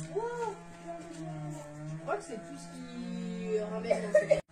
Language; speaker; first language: French; native; French